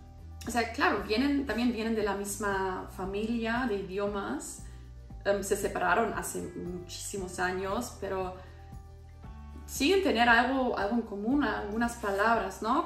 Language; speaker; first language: Spanish; non-native, fluent; German